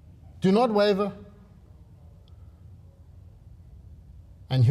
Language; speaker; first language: English; native; English